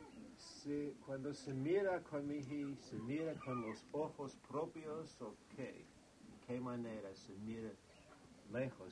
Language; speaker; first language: Spanish; non-native, fluent; English